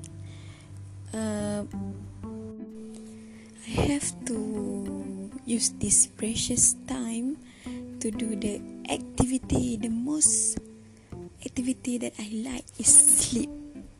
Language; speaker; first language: English; non-native, local second language; Malay